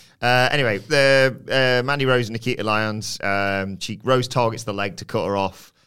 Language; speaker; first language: English; native; English